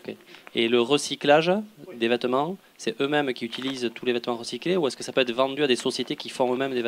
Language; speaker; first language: French; native; French